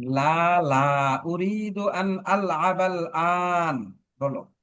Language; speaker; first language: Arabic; non-native, fluent; Bangla